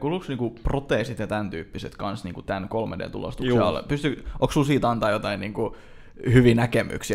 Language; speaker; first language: Finnish; native; Finnish